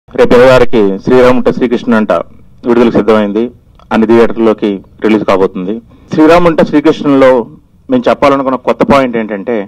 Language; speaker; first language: Telugu; native; Telugu